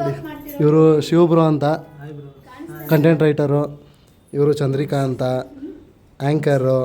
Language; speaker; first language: Kannada; native; Kannada